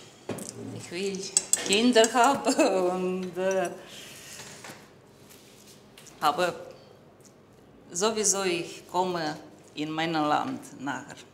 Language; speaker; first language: German; non-native, learner; Romanian